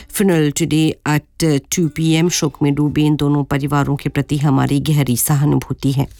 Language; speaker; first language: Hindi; non-native, local second language; Morisyen